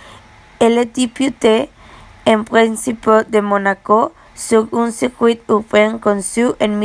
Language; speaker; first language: French; non-native, learner; Spanish